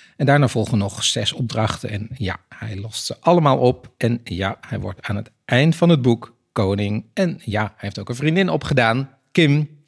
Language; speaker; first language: Dutch; native; Dutch